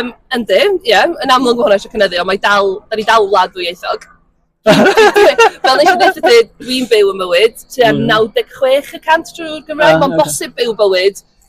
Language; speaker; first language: Welsh; native; Welsh